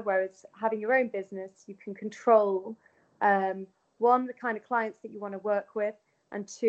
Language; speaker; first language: English; native; English